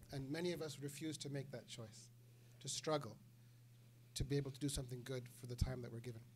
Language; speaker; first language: English; native; English